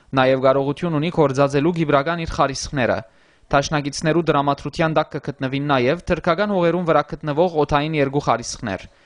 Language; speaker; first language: Armenian; early bilingual, heritage; Armenian